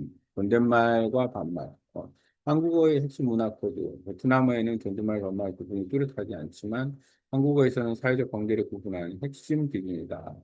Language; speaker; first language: Korean; native; Korean